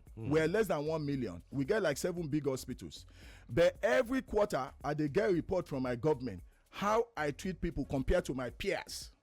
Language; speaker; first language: Nigerian Pidgin; native; Nigerian Pidgin